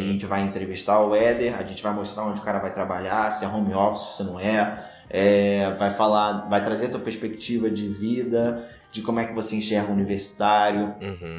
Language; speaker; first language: Portuguese; native; Portuguese